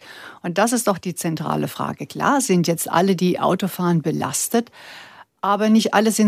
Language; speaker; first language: German; native; German